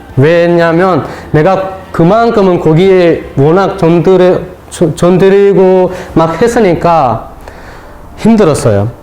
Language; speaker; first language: Korean; non-native, fluent; Sinhala